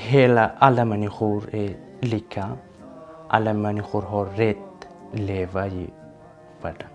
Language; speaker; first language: Swedish; non-native, fluent; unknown